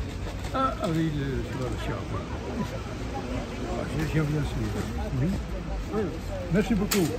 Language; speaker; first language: French; non-native, fluent; Dutch